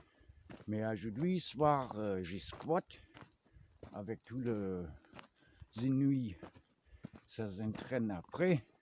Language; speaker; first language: French; non-native, fluent; German